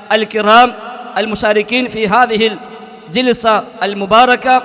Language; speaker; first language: Arabic; non-native, fluent; Malayalam